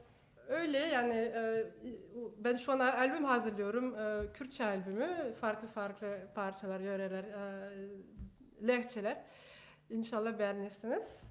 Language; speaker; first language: Turkish; non-native, fluent; French